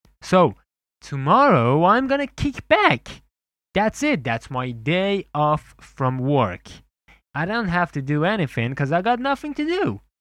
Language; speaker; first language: English; non-native, fluent; Persian